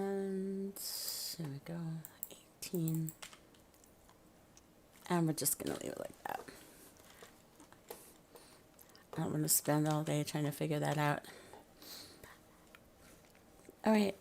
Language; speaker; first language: English; native; English